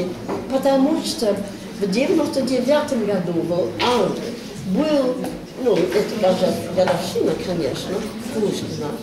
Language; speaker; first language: Russian; non-native, learner; English